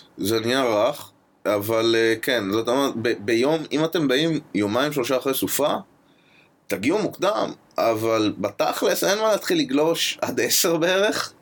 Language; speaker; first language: Hebrew; native; Hebrew